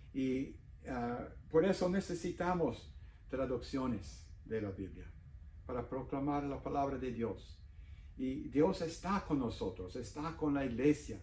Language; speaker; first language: Spanish; non-native, fluent; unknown